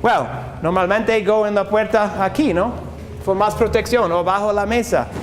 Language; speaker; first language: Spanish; non-native, learner; English